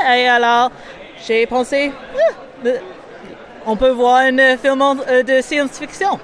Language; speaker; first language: French; non-native, learner; English